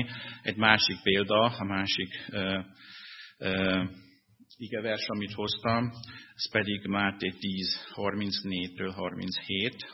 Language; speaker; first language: Hungarian; non-native, fluent; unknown